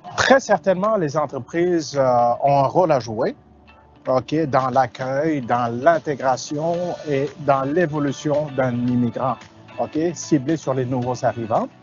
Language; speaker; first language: French; non-native, local second language; Wolof